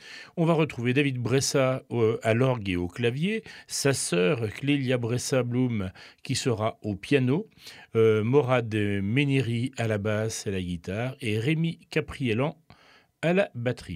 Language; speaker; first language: French; native; French